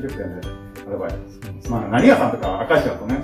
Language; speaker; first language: Japanese; native; Japanese